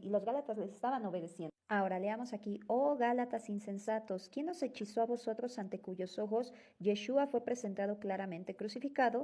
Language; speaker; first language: Spanish; native; Spanish